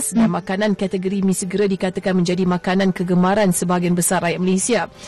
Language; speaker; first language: Malay; native; Malay